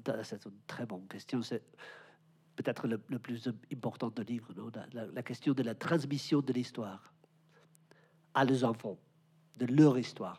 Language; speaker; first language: French; non-native, learner; Spanish